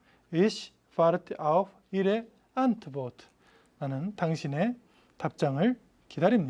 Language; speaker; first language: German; non-native, fluent; Korean